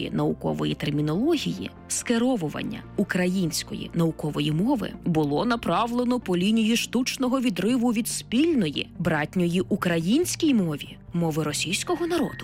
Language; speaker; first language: Ukrainian; native; Ukrainian